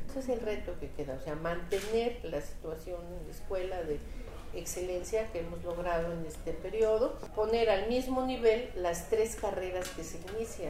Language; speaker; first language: Spanish; native; Spanish